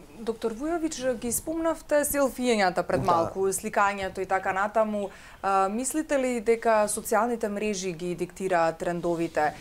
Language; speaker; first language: Macedonian; native; Macedonian